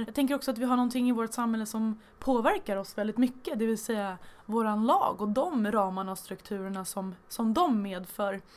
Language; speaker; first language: Swedish; native; Swedish